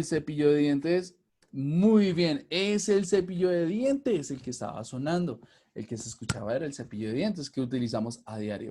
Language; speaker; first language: Spanish; native; Spanish